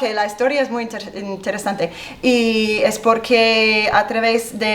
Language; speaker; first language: Spanish; non-native, fluent; English